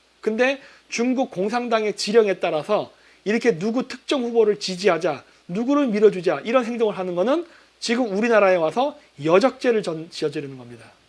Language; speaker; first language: Korean; native; Korean